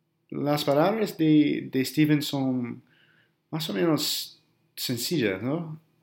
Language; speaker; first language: Spanish; non-native, learner; English